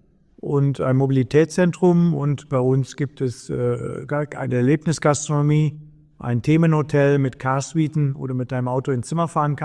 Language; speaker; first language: German; native; German